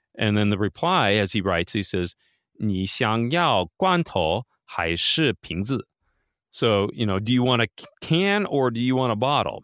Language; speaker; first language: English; native; English